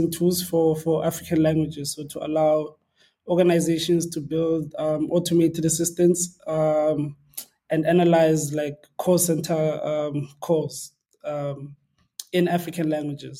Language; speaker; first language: English; non-native, local second language; Xhosa